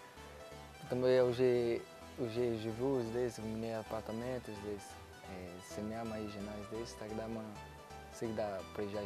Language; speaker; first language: Russian; non-native, learner; Portuguese